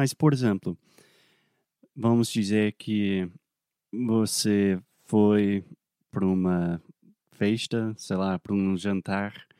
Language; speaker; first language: Portuguese; non-native, fluent; English